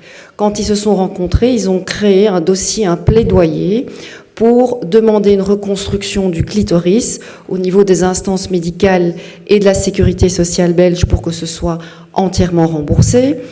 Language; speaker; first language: French; native; French